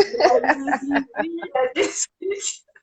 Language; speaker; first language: French; native; French